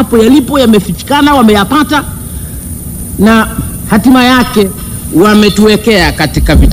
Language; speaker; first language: Swahili; non-native, local second language; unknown